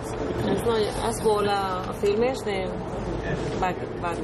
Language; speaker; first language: Hungarian; non-native, learner; Spanish